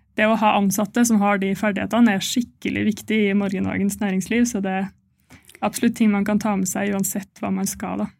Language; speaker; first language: Norwegian; native; Norwegian